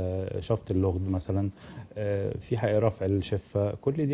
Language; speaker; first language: Arabic; native; Arabic